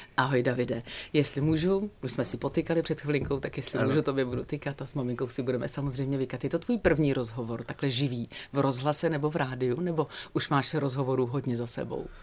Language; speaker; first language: Czech; native; Czech